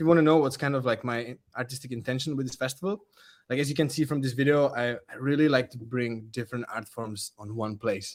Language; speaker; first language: English; non-native, fluent; Czech